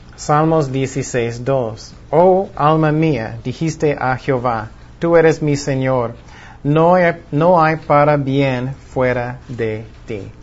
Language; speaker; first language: Spanish; non-native, fluent; English